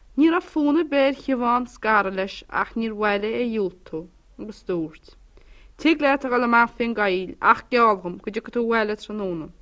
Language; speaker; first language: Irish; native; Irish